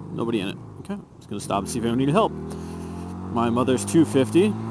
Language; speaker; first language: English; native; English